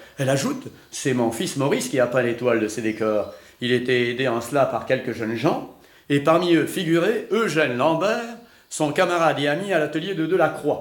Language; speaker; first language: French; native; French